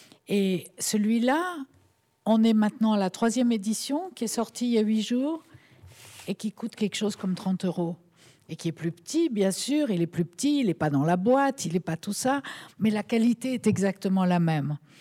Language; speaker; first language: French; native; French